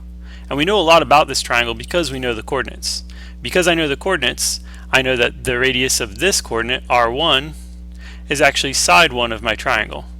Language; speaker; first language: English; native; English